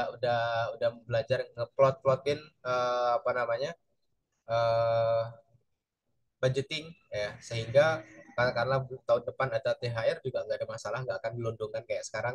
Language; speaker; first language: Indonesian; native; Indonesian